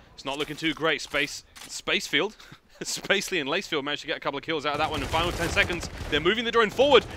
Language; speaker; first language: English; native; English